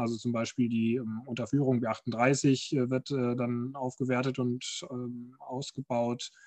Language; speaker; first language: German; native; German